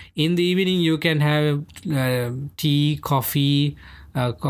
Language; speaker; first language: English; non-native, local second language; Sinhala